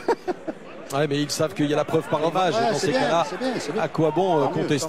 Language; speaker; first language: French; native; French